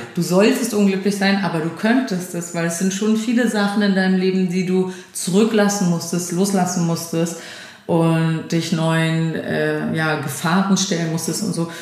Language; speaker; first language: German; native; German